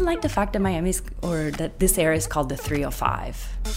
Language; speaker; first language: English; non-native, fluent; Italian